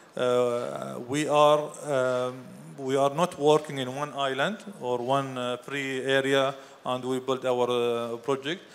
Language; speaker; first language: English; non-native, fluent; Arabic